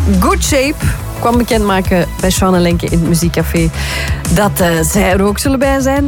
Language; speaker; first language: Dutch; native; Dutch